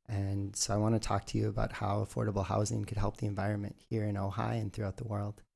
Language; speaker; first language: English; native; English